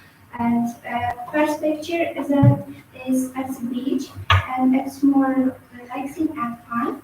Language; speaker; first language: English; non-native, learner; Uzbek